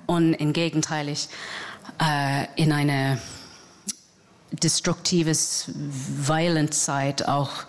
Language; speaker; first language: German; non-native, learner; English